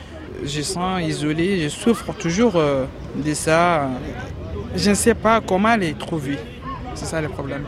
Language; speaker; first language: French; non-native, learner; Arabic